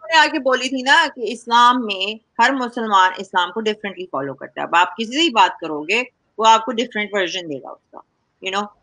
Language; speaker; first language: Urdu; native; Urdu